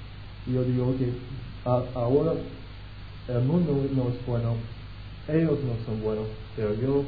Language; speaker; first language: Spanish; non-native, fluent; English